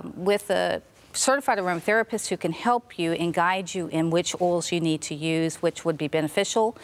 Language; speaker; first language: English; native; English